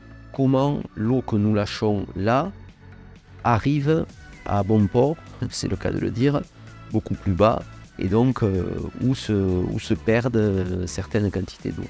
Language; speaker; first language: French; native; French